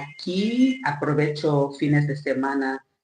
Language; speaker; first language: Spanish; non-native, learner; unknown